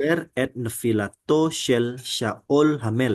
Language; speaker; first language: Hebrew; non-native, learner; Indonesian